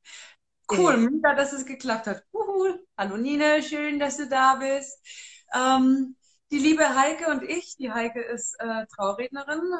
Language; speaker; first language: German; native; German